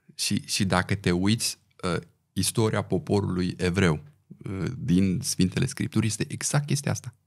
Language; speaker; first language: Romanian; native; Romanian